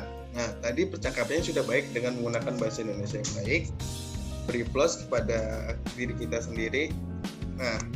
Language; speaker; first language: Indonesian; native; Indonesian